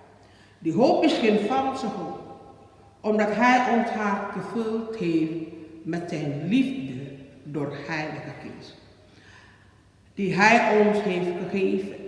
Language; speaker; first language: Dutch; non-native, learner; Indonesian